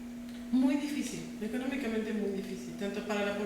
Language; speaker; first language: Spanish; native; Spanish